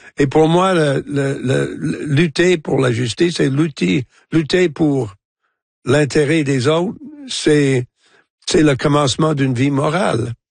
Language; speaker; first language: French; non-native, local second language; English